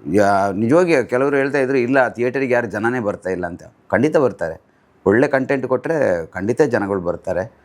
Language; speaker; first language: Kannada; non-native, local second language; Tulu